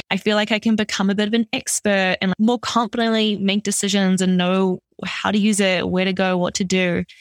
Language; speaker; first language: English; native; English